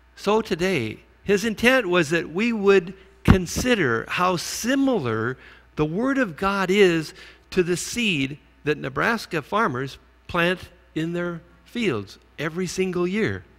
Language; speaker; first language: English; native; English